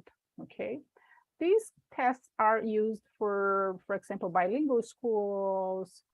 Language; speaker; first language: English; non-native, fluent; Portuguese